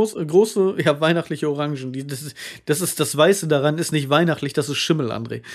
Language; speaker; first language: German; native; German